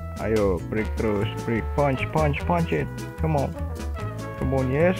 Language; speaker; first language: English; non-native, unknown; Indonesian